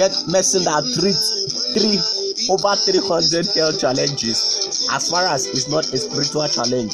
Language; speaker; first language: English; non-native, local second language; Ibibio